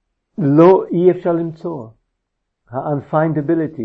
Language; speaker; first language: Hebrew; non-native, fluent; English